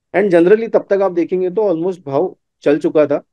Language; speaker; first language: Hindi; non-native, local second language; Gujarati